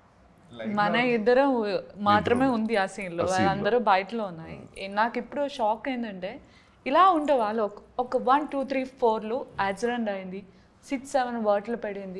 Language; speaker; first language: Telugu; non-native, learner; Malayalam